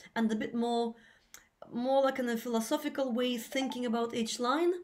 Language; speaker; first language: English; non-native, fluent; Russian